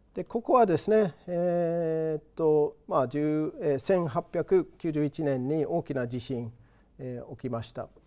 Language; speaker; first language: Japanese; non-native, fluent; English